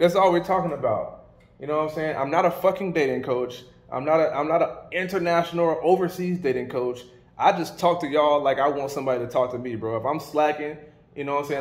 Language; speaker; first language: English; native; English